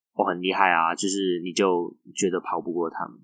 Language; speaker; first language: Chinese; non-native, fluent; Cantonese